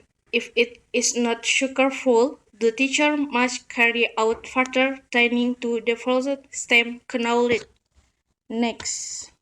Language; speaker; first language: English; non-native, learner; Indonesian